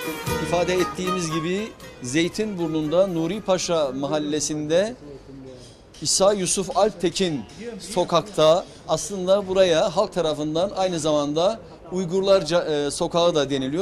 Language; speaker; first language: Turkish; native; Turkish